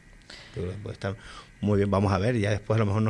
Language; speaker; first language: Spanish; native; Spanish